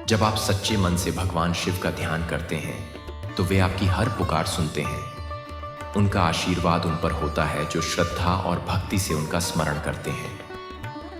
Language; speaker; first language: Hindi; native; Hindi